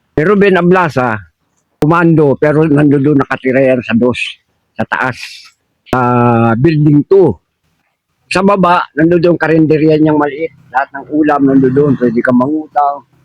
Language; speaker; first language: Filipino; native; Filipino